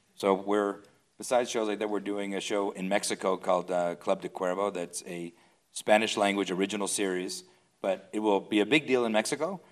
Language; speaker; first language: English; native; English